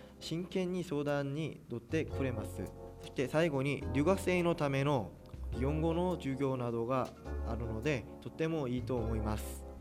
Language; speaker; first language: Japanese; non-native, fluent; Korean